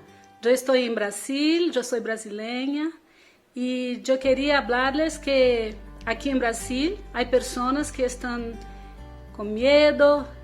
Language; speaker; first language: Spanish; non-native, learner; Portuguese